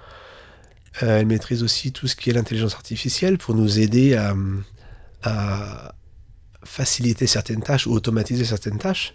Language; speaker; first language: French; native; French